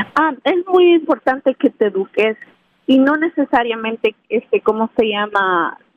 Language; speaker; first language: Spanish; native; Spanish